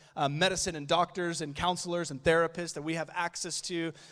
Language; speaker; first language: English; native; English